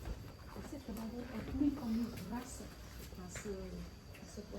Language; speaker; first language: French; non-native, fluent; Vietnamese